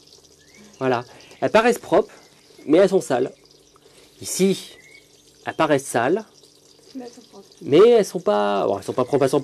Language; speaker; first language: French; native; French